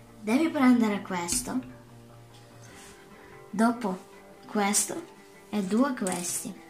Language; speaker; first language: Italian; early bilingual, other home language; Russian